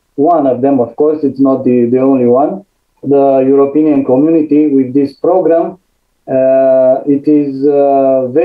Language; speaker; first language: English; non-native, fluent; Romanian